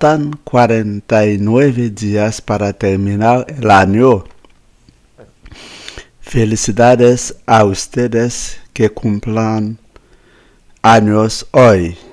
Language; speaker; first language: Spanish; non-native, fluent; Haitian Creole